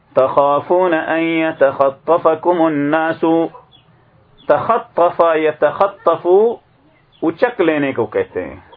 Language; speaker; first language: Urdu; native; Urdu